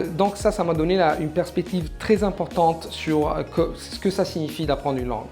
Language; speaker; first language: French; non-native, fluent; Italian